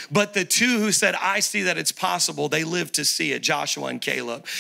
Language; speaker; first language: English; native; English